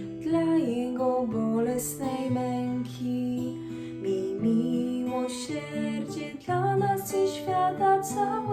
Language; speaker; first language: Polish; native; Polish